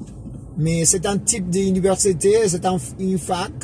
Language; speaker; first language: French; non-native, fluent; Spanish